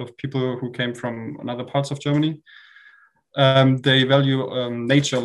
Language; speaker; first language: English; non-native, fluent; German